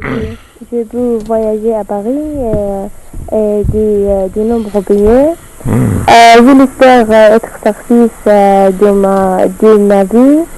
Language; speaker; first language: French; non-native, learner; Arabic